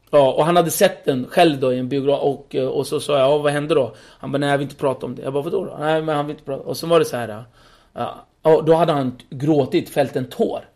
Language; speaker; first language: Swedish; early bilingual, other home language; Kurdish